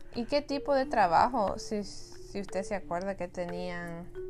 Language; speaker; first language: Spanish; early bilingual, heritage; Spanish